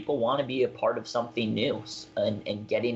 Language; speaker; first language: English; native; English